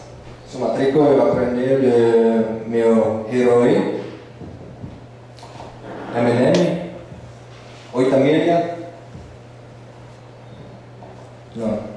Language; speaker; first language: Portuguese; non-native, learner; English